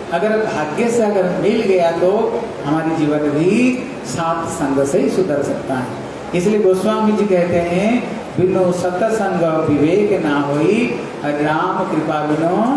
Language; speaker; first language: Hindi; native; Hindi